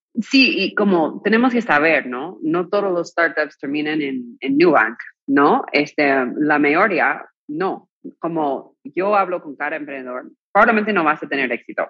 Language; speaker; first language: Spanish; non-native, fluent; English